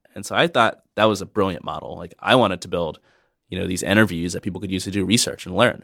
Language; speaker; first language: English; native; English